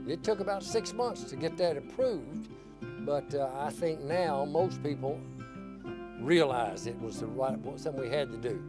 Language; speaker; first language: English; native; English